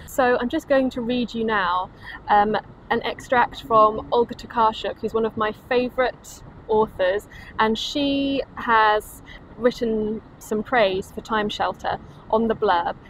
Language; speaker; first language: English; native; English